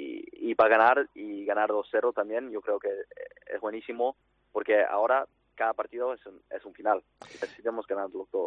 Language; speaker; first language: Spanish; non-native, fluent; English